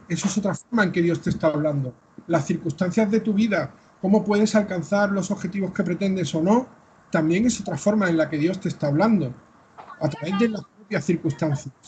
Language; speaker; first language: Spanish; native; Spanish